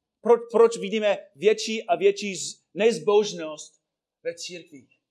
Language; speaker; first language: Czech; non-native, fluent; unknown